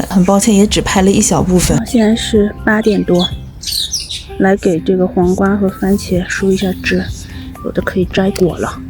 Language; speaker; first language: Chinese; native; Chinese